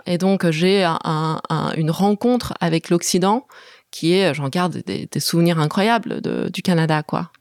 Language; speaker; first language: French; early bilingual, other home language; Chinese